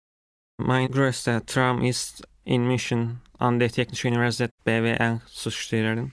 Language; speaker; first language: German; non-native, learner; Turkish